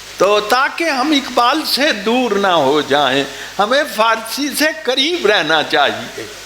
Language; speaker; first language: Urdu; non-native, local second language; Punjabi